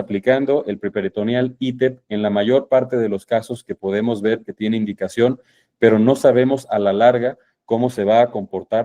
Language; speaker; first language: Spanish; native; Spanish